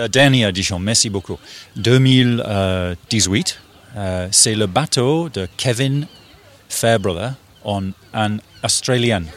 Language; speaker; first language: French; non-native, learner; English